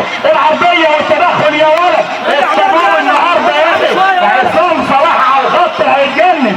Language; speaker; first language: Arabic; native; Arabic